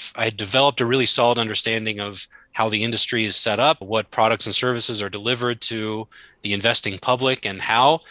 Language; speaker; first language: English; native; English